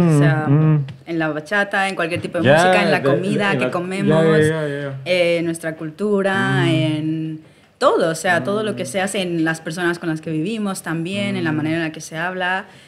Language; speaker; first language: Spanish; early bilingual, heritage; Spanish